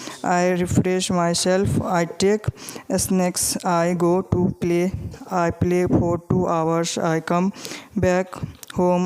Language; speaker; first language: English; non-native, learner; Hindi